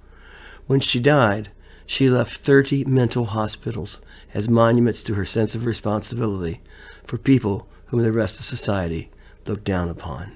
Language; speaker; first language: English; native; English